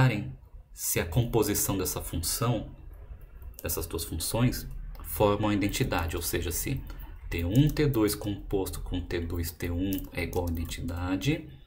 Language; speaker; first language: Portuguese; native; Portuguese